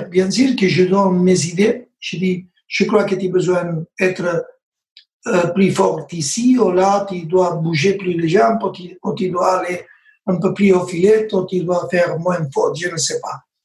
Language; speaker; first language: French; non-native, learner; Spanish